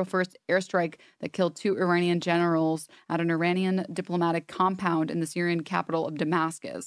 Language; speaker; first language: English; native; English